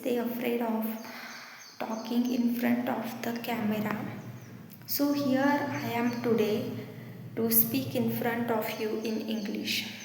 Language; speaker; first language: English; non-native, learner; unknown